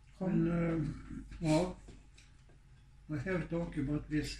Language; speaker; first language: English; non-native, learner; Swedish